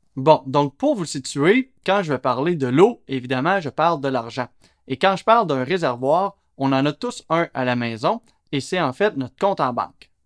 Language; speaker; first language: French; native; French